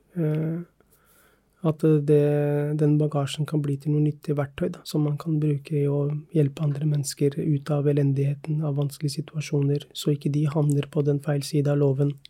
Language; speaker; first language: Norwegian; early bilingual, other home language; Urdu